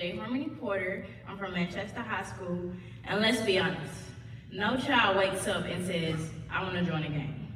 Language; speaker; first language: English; native; English